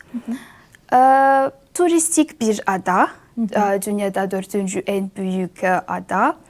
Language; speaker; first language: Turkish; non-native, learner; Malagasy